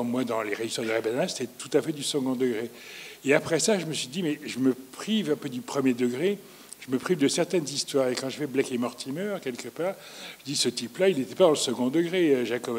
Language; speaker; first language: French; native; French